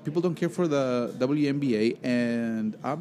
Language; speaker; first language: English; non-native, fluent; Spanish